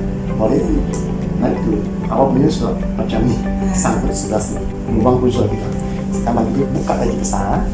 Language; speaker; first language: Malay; non-native, local second language; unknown